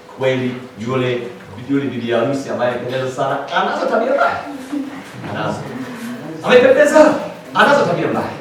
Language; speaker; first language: Swahili; non-native, fluent; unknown